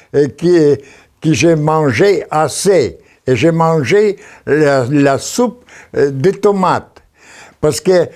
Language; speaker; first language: French; non-native, learner; Polish